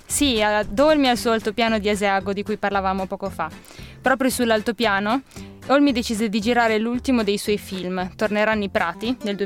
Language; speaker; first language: Italian; native; Italian